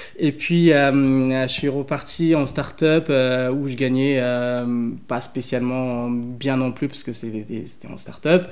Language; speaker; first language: French; early bilingual, other home language; English